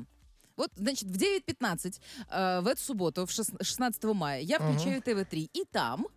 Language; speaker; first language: Russian; native; Russian